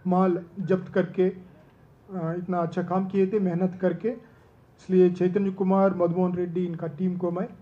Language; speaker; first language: Hindi; non-native, local second language; Telugu